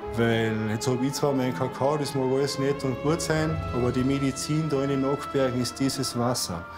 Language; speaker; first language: German; native; German